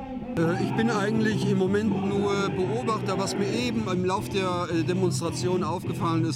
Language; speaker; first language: German; native; German